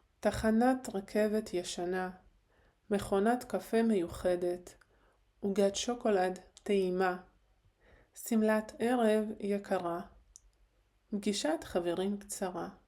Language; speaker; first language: Hebrew; non-native, fluent; Ukrainian